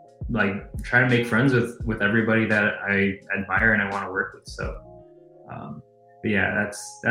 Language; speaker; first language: English; native; English